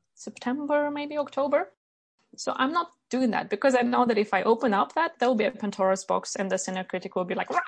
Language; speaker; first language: English; non-native, fluent; Ukrainian